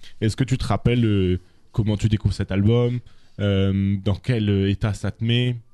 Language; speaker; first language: French; native; French